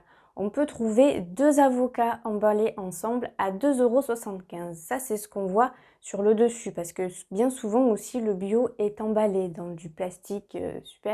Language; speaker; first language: French; native; French